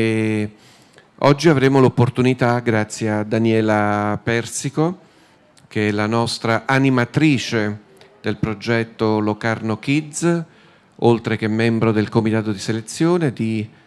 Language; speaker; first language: Italian; native; Italian